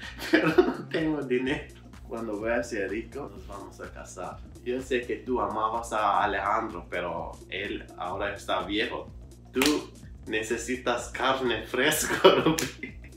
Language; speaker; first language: Spanish; non-native, learner; Albanian